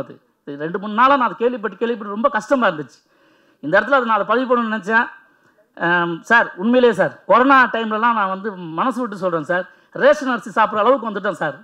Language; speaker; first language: Tamil; native; Tamil